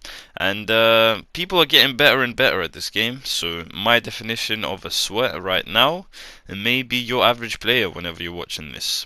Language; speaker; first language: English; native; English